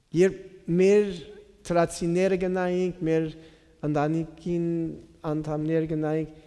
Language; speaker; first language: Armenian; native; Armenian